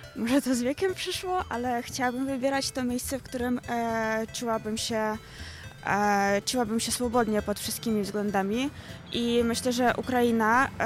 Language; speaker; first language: Polish; non-native, fluent; Ukrainian